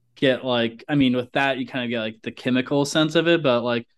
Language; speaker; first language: English; native; English